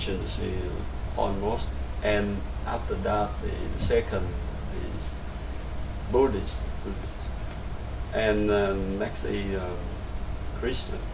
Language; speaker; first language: English; non-native, learner; Vietnamese